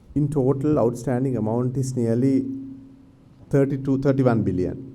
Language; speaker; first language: English; non-native, local second language; Sinhala